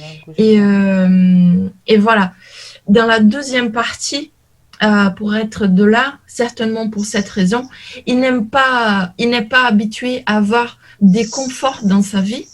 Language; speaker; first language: French; non-native, learner; Portuguese